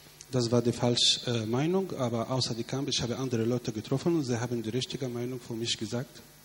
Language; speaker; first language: German; non-native, fluent; Arabic